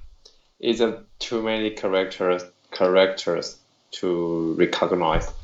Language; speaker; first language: English; non-native, learner; Chinese